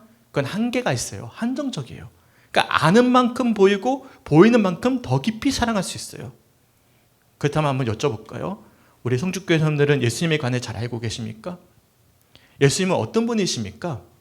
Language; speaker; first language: Korean; native; Korean